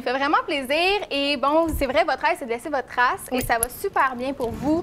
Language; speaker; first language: French; native; French